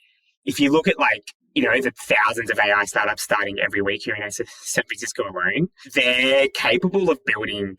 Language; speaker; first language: English; native; English